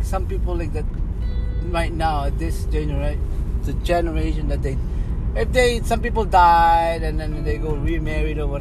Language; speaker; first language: English; non-native, local second language; Filipino